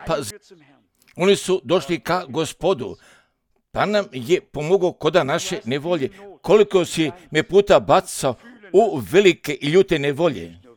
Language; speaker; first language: Croatian; early bilingual, heritage; Serbian